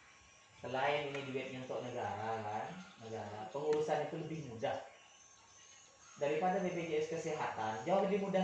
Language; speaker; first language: Malay; native; Malay